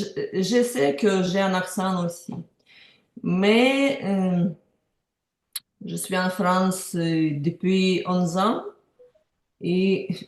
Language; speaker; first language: French; non-native, learner; Ukrainian